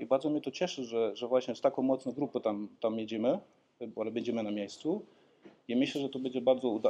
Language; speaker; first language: Polish; early bilingual, heritage; Polish